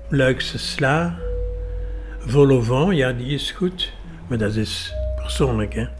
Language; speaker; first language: Dutch; native; Dutch